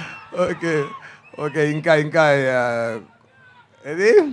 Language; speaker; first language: Telugu; non-native, fluent; Tamil